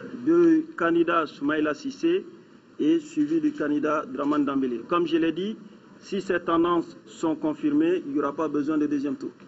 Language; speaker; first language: French; non-native, local second language; Bambara